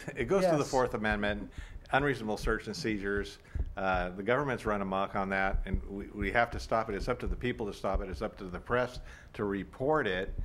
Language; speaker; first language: English; native; English